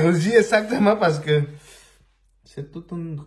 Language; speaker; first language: French; non-native, learner; Spanish